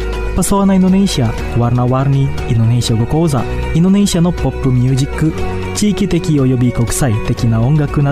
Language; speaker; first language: Japanese; non-native, fluent; Indonesian